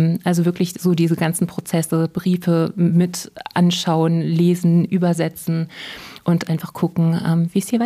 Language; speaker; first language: German; native; German